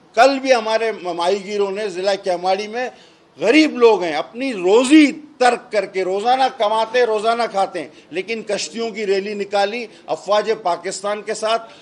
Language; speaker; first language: Urdu; non-native, local second language; Sindhi